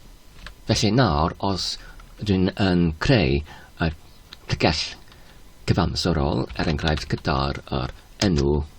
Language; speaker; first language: Welsh; non-native, learner; Polish